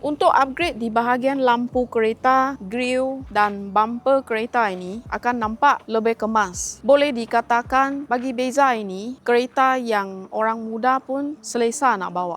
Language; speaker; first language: Malay; native; Malay